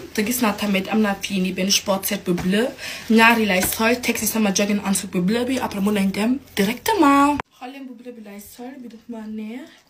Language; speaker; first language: Wolof; early bilingual, heritage; Wolof